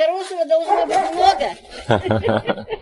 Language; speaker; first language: Russian; native; Russian